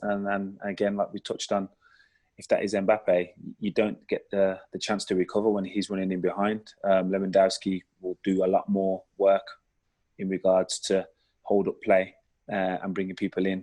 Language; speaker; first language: English; native; English